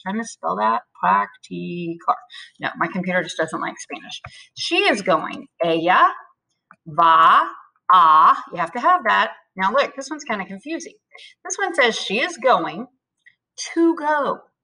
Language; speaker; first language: English; native; English